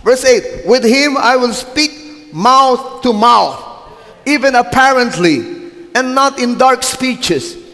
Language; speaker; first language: English; non-native, local second language; Filipino